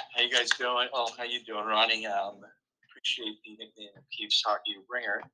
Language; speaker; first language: English; native; English